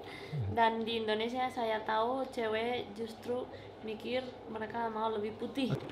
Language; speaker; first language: Indonesian; non-native, fluent; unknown